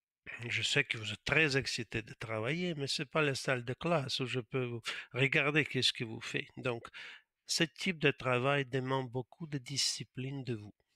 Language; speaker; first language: French; non-native, fluent; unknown